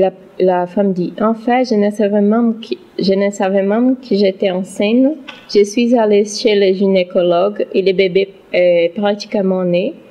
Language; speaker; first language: French; non-native, learner; Portuguese